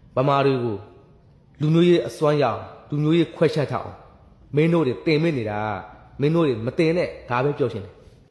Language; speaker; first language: Burmese; native; Burmese